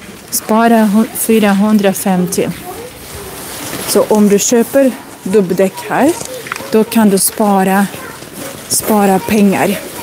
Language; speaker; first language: Swedish; non-native, fluent; Russian